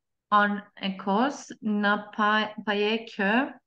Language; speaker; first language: French; non-native, learner; Turkish